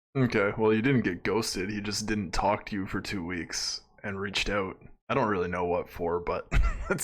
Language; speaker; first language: English; native; English